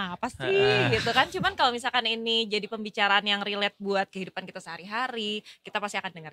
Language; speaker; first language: Indonesian; native; Indonesian